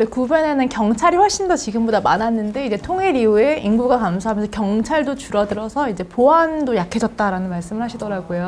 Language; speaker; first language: Korean; native; Korean